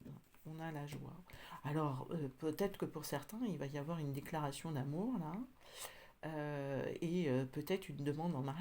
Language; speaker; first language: French; native; French